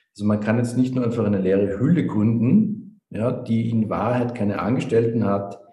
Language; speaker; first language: German; native; German